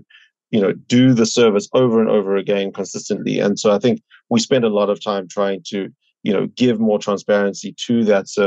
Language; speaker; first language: English; native; English